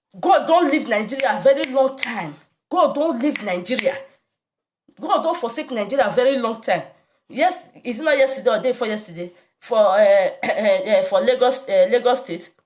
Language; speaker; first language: Nigerian Pidgin; non-native, local second language; Igbo